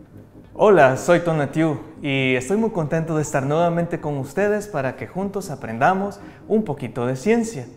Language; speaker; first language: Spanish; native; Spanish